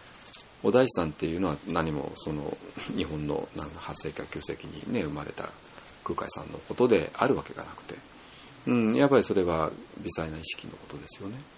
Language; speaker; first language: Japanese; native; Japanese